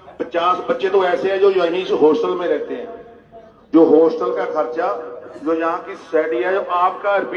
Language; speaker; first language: Urdu; non-native, local second language; Punjabi